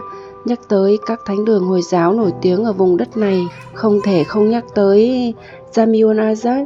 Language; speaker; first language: Vietnamese; native; Vietnamese